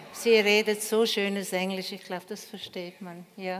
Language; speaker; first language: German; native; German